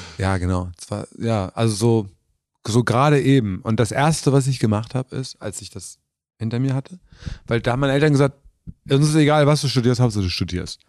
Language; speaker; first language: German; early bilingual, other home language; Turkish